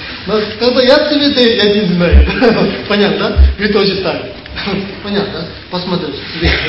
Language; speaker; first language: Russian; non-native, learner; Tibetan